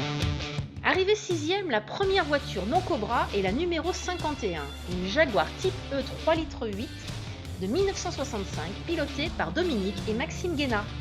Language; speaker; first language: French; native; French